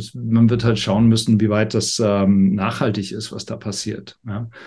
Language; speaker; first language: German; non-native, fluent; English